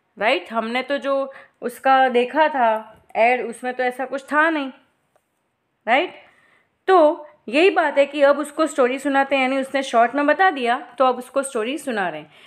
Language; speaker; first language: Hindi; non-native, local second language; Gujarati